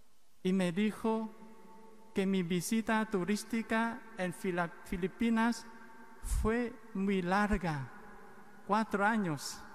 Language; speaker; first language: Spanish; non-native, fluent; Vietnamese